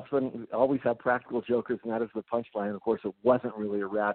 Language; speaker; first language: English; early bilingual, other home language; Japanese